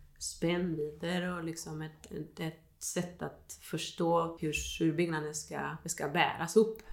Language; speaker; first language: Swedish; non-native, fluent; Spanish